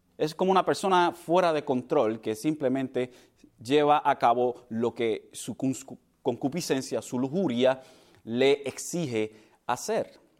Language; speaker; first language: Spanish; early bilingual, heritage; Spanish